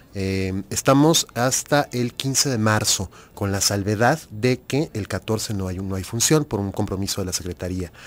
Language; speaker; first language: Spanish; native; Spanish